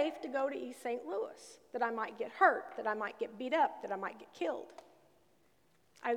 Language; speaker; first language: English; native; English